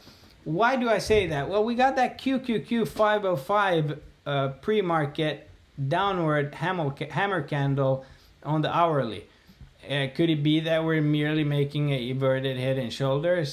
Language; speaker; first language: English; native; English